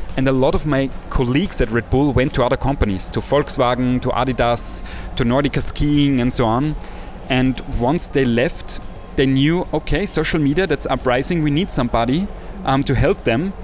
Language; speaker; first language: English; non-native, fluent; German